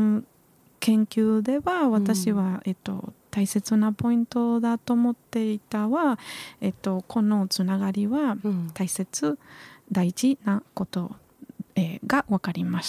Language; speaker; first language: Japanese; non-native, learner; Spanish